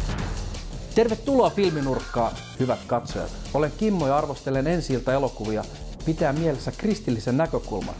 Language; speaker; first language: Finnish; native; Finnish